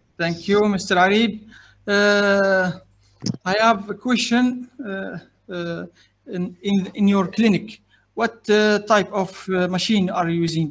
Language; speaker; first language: English; non-native, learner; Arabic